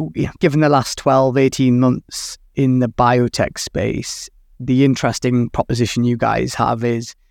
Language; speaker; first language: English; native; English